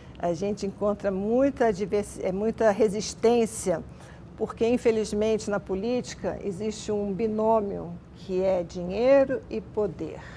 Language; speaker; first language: Portuguese; native; Portuguese